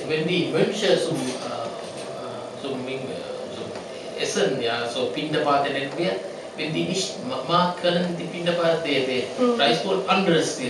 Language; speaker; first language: German; non-native, learner; Sinhala